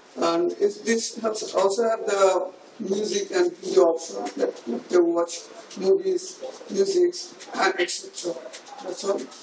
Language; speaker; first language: English; non-native, learner; Bangla